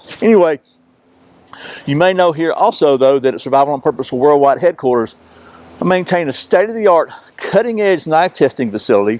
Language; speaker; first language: English; native; English